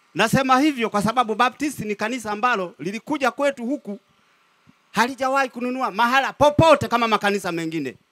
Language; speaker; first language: Swahili; non-native, local second language; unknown